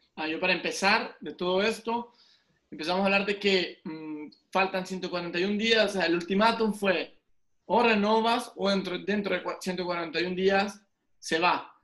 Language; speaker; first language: Spanish; native; Spanish